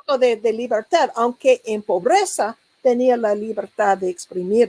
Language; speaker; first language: Spanish; non-native, learner; English